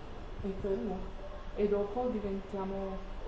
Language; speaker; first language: Italian; non-native, fluent; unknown